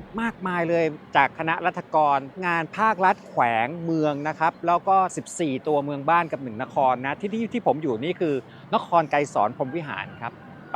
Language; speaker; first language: Thai; native; Thai